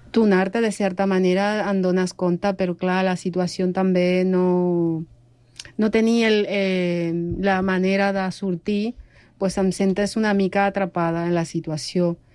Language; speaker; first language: Catalan; non-native, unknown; Spanish